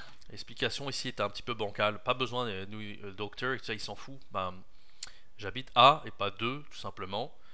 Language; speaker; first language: French; native; French